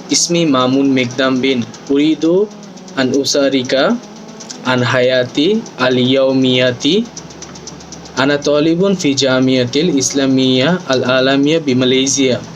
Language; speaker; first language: Arabic; non-native, learner; Malay